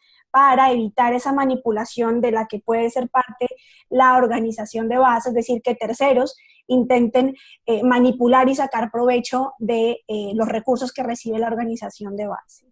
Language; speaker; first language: Spanish; native; Spanish